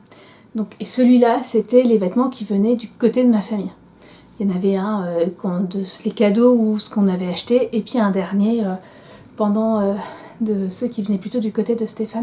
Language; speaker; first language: French; native; French